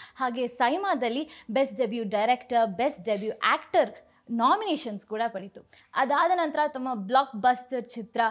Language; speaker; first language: Kannada; native; Kannada